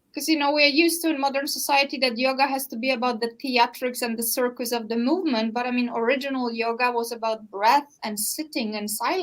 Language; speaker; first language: English; non-native, fluent; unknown